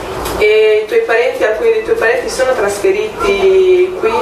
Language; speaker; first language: Italian; native; Italian